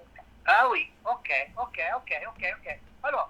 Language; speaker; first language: French; non-native, learner; Italian